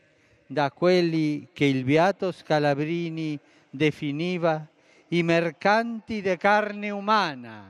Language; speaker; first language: Italian; non-native, fluent; Spanish